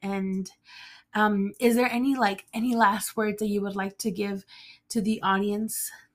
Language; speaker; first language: English; early bilingual, other home language; Spanish